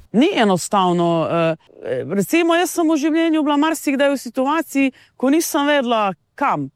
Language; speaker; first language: Slovenian; non-native, local second language; Romany